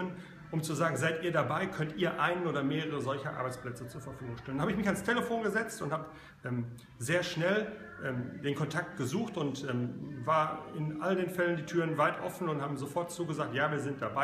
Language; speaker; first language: German; native; German